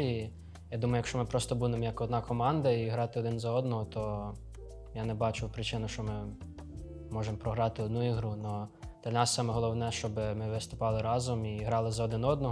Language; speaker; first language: Ukrainian; early bilingual, other home language; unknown